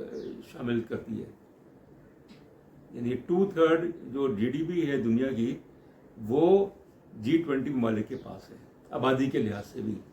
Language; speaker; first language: Urdu; native; Urdu